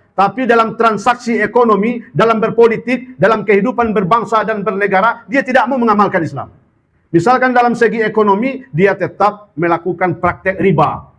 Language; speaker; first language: Malay; non-native, local second language; Minangkabau